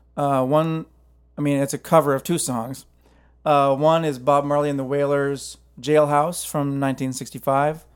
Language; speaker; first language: English; native; English